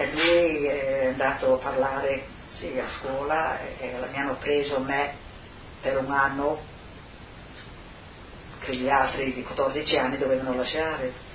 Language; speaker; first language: Italian; early bilingual, other home language; English